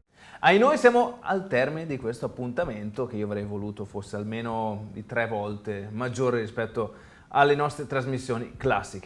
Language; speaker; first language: Italian; native; Italian